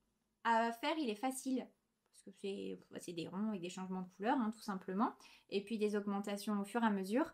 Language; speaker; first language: French; native; French